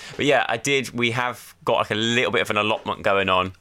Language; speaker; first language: English; native; English